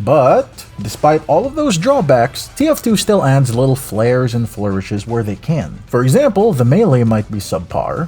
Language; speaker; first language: English; native; English